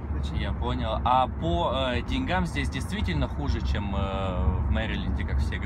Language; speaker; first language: Russian; native; Russian